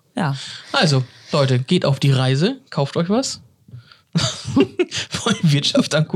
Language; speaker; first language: German; native; German